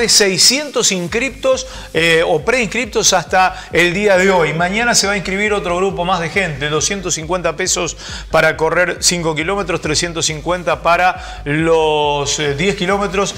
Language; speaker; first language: Spanish; native; Spanish